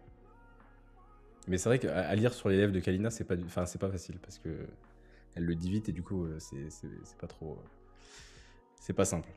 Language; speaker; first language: French; native; French